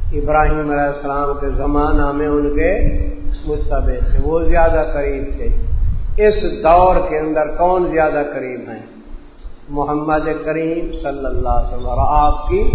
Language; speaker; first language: Urdu; non-native, local second language; Saraiki